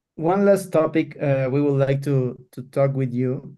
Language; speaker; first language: English; non-native, fluent; Spanish